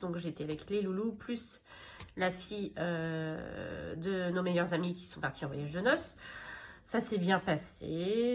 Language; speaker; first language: French; native; French